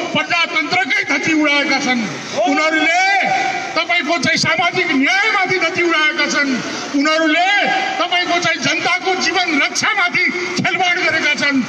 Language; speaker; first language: Nepali; native; Nepali